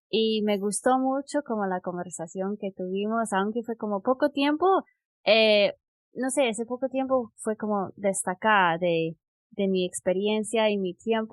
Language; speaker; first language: Spanish; non-native, fluent; English